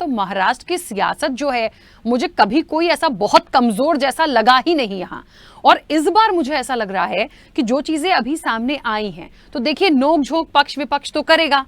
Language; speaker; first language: Hindi; native; Hindi